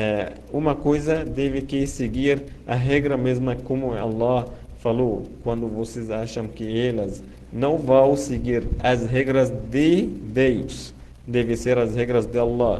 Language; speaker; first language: Portuguese; non-native, fluent; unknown